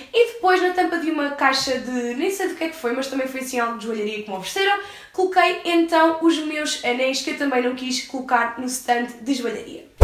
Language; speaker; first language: Portuguese; early bilingual, heritage; English